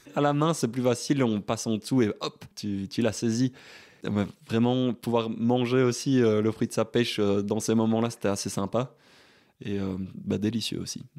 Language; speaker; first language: French; native; French